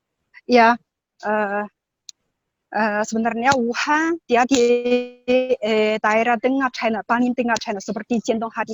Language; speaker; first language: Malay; non-native, learner; Chinese